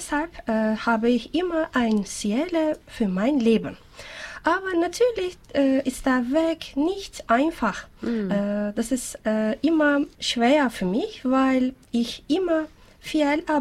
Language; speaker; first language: German; non-native, learner; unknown